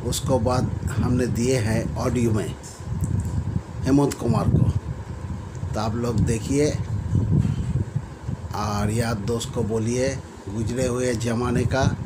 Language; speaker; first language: Hindi; non-native, local second language; Bangla